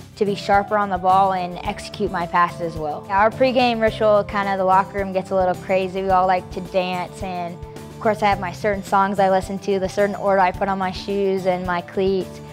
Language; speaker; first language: English; native; English